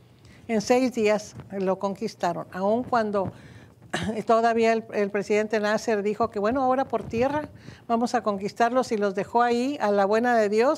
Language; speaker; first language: Spanish; native; Spanish